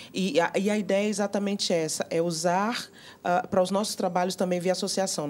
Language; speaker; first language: Portuguese; native; Portuguese